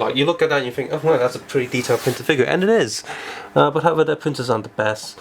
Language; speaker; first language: English; native; English